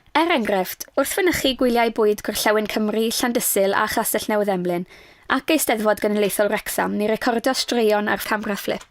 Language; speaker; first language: Welsh; native; Welsh